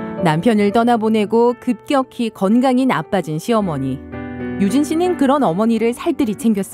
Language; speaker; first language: Korean; native; Korean